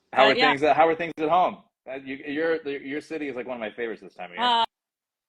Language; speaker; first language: English; native; English